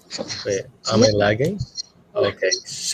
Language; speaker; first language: English; non-native, fluent; Arabic